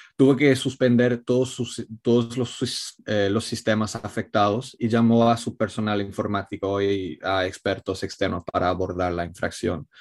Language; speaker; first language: Spanish; non-native, fluent; Italian